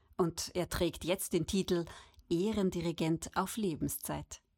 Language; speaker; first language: German; native; German